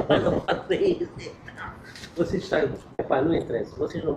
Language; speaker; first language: Portuguese; native; Portuguese